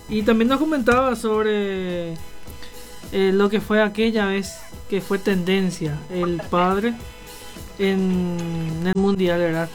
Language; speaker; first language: Spanish; native; Spanish